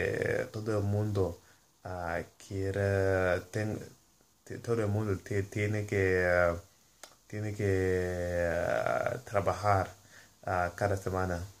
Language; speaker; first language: Spanish; non-native, learner; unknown